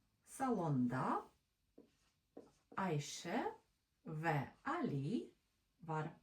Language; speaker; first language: Turkish; non-native, learner; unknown